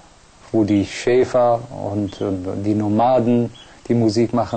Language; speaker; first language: German; non-native, fluent; Persian